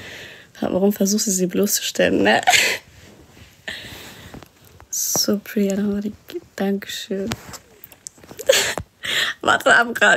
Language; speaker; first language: German; early bilingual, other home language; Arabic